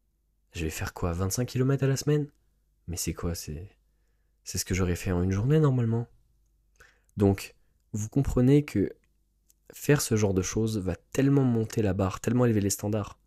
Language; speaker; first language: French; native; French